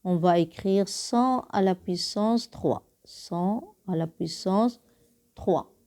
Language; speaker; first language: French; non-native, local second language; Arabic